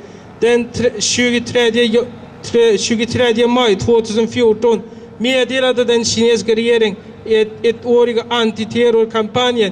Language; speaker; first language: Swedish; non-native, fluent; Uyghur